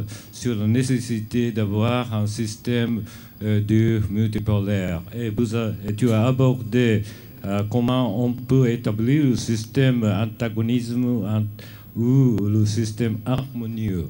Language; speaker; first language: French; non-native, fluent; Japanese